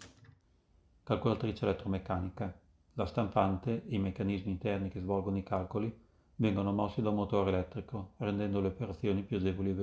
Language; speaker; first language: Italian; native; Italian